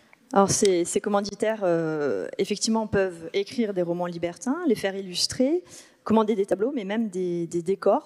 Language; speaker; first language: French; native; French